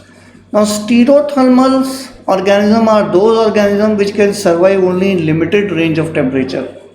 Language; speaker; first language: English; non-native, local second language; Hindi